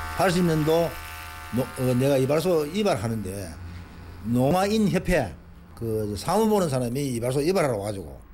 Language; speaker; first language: Korean; native; Korean